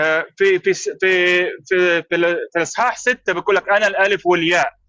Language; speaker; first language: Arabic; native; Arabic